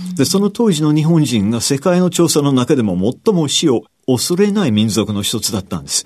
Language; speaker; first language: Japanese; non-native, fluent; English